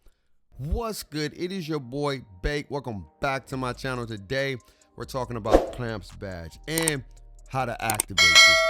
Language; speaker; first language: English; native; English